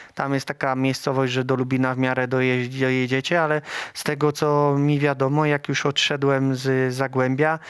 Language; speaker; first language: Polish; native; Polish